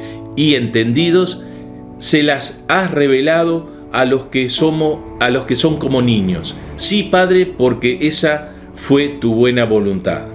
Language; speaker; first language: Spanish; native; Spanish